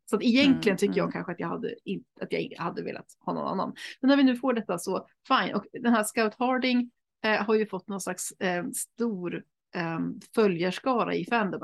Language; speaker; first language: Swedish; native; Swedish